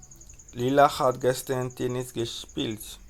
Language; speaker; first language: German; non-native, fluent; French